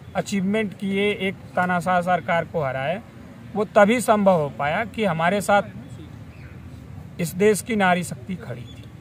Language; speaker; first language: Hindi; native; Hindi